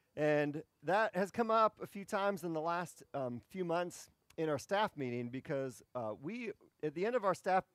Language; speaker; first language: English; native; English